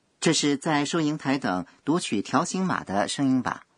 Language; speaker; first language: Chinese; non-native, fluent; Japanese